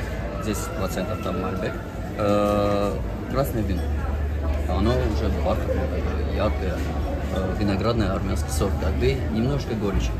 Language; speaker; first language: Russian; non-native, fluent; Armenian